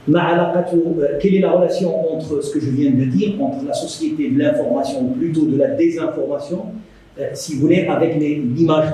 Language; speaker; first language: French; non-native, local second language; Arabic